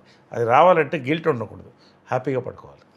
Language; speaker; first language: Telugu; native; Telugu